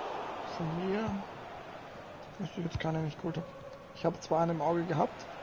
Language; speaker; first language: German; native; German